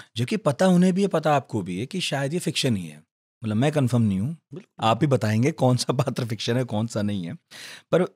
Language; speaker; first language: Hindi; native; Hindi